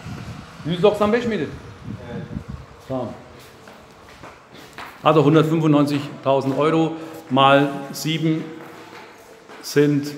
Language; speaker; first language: German; early bilingual, other home language; Turkish